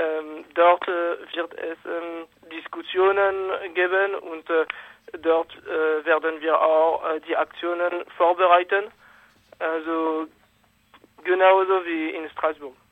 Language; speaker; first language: German; non-native, fluent; French